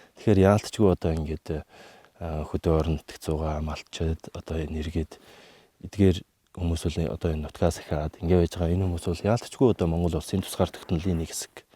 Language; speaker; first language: Mongolian; native; Mongolian